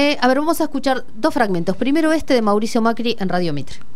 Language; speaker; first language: Spanish; native; Spanish